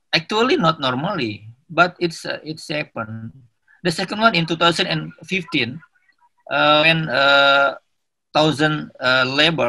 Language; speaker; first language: English; non-native, learner; Indonesian